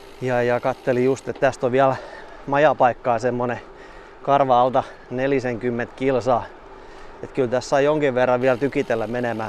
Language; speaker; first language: Finnish; native; Finnish